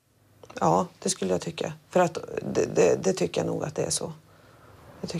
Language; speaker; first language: Swedish; native; Swedish